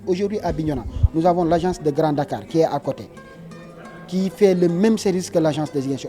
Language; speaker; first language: French; non-native, local second language; Wolof